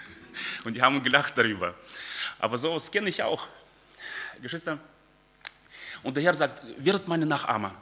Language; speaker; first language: German; early bilingual, other home language; Russian